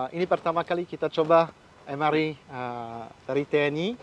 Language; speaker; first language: Indonesian; non-native, fluent; French